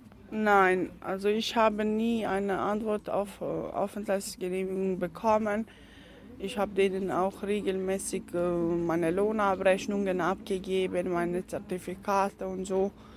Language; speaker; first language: German; non-native, fluent; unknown